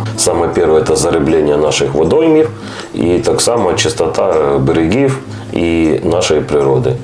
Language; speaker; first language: Ukrainian; non-native, local second language; Russian